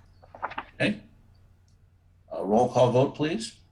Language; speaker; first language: English; native; English